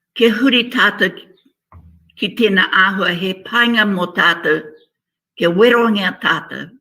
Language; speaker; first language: Māori; native; Māori